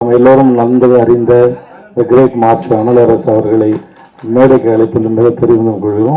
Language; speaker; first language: Tamil; native; Tamil